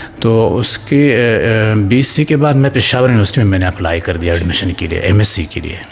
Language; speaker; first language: Urdu; non-native, local second language; Pashto